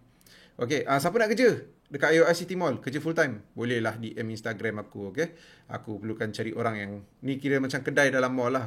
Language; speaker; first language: Malay; native; Malay